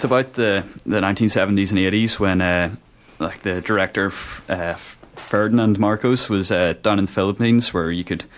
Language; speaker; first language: English; native; English